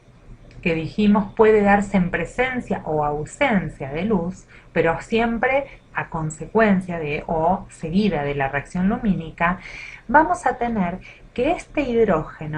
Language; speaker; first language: Spanish; native; Spanish